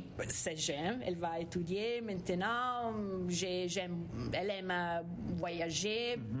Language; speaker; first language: French; non-native, fluent; Italian